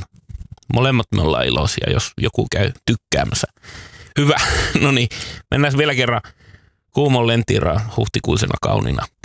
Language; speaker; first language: Finnish; native; Finnish